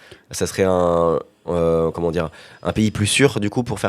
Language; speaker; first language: French; native; French